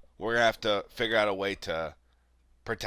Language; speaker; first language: English; native; English